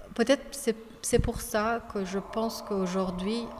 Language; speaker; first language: French; non-native, fluent; Persian